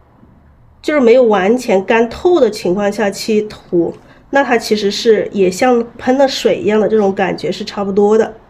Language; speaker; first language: Chinese; native; Chinese